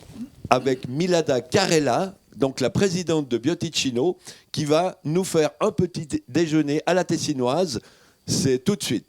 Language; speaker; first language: French; native; French